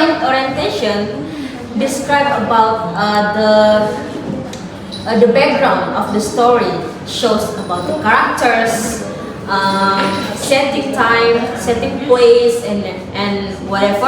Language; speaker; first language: English; non-native, learner; Indonesian